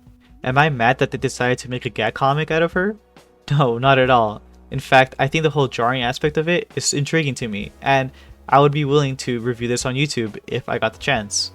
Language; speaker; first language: English; native; English